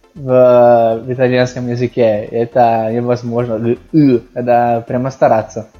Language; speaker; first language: Russian; non-native, fluent; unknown